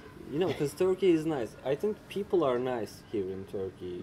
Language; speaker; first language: English; non-native, fluent; Turkish